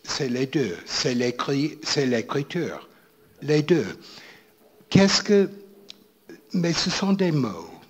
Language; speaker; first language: French; non-native, fluent; English